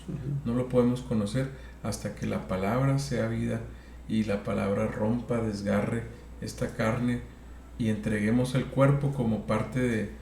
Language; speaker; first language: Spanish; native; Spanish